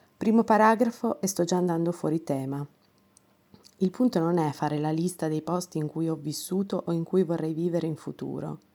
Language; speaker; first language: Italian; non-native, fluent; Romanian